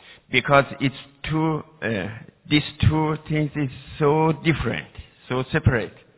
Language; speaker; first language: English; non-native, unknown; Persian